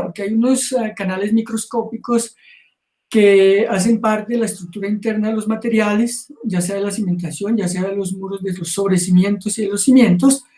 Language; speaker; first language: Spanish; native; Spanish